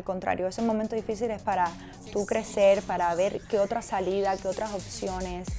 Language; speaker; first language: Spanish; native; Spanish